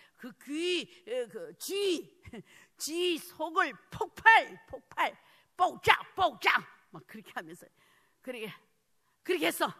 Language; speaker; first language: Korean; early bilingual, heritage; Korean